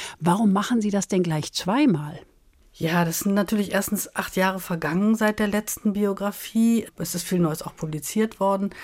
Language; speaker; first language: German; native; German